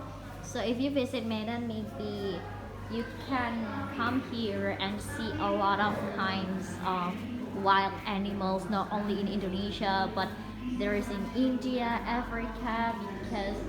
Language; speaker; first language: English; non-native, fluent; Indonesian